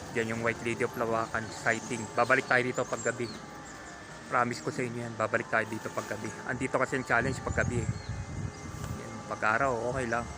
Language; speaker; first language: Filipino; non-native, local second language; Iloko